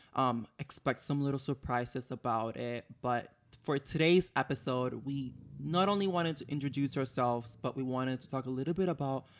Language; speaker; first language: English; non-native, fluent; Spanish